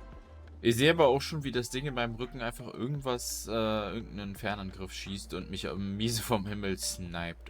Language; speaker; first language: German; native; German